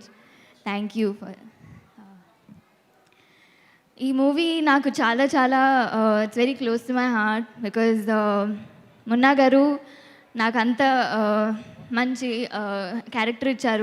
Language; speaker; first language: Telugu; non-native, learner; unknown